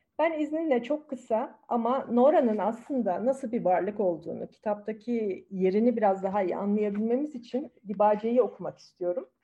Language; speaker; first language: Turkish; native; Turkish